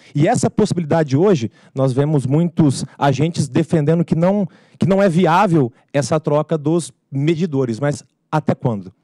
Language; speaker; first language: Portuguese; native; Portuguese